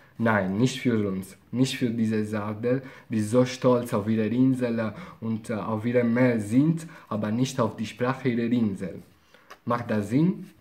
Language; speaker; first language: German; non-native, fluent; Italian